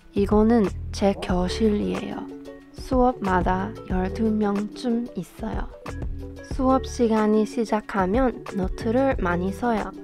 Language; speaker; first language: Korean; non-native, learner; English